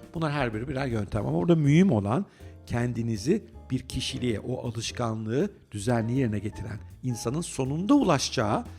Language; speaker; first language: Turkish; native; Turkish